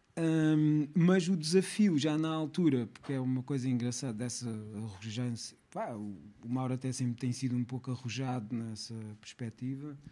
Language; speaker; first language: Portuguese; native; Portuguese